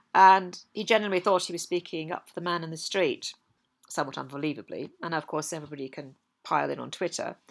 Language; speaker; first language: English; native; English